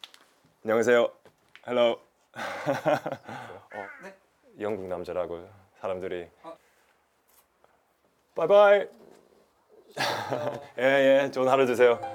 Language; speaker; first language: Korean; non-native, fluent; English